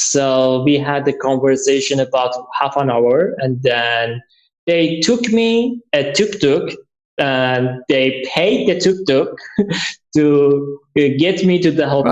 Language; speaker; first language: English; non-native, learner; Persian